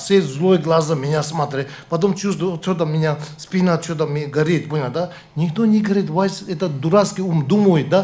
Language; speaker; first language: Russian; non-native, learner; Tibetan